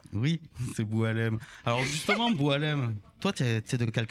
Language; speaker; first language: French; native; French